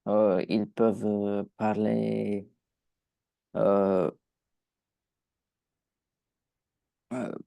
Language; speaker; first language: French; non-native, learner; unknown